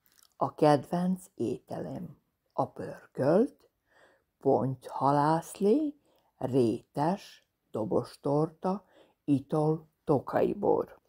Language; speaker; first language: Hungarian; non-native, fluent; Serbian